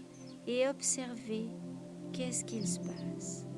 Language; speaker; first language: French; native; French